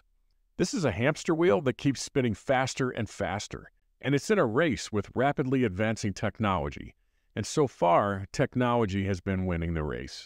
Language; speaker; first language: English; native; English